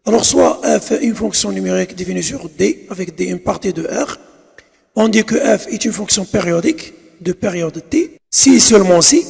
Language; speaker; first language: French; non-native, local second language; Arabic